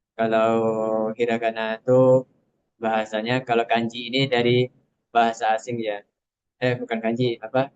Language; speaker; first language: Indonesian; non-native, local second language; Minangkabau